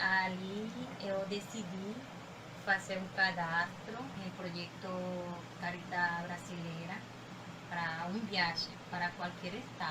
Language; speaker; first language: Portuguese; non-native, learner; Spanish